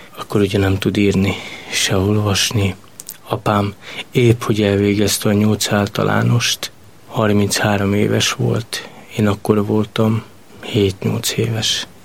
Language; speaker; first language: Hungarian; non-native, local second language; Romany